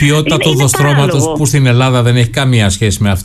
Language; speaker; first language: Greek; native; Greek